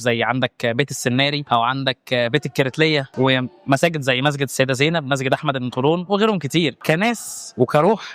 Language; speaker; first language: Arabic; native; Arabic